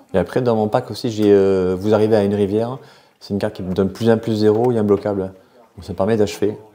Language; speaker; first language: French; native; French